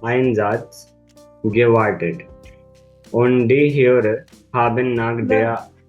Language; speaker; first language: German; non-native, learner; Hindi